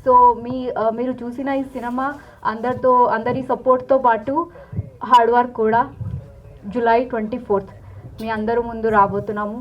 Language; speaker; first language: Telugu; non-native, local second language; Odia